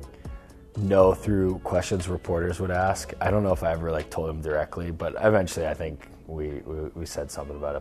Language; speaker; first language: English; native; English